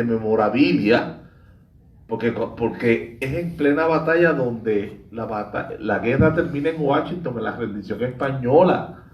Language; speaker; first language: Spanish; native; Spanish